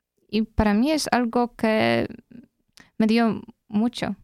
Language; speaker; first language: Spanish; non-native, fluent; Polish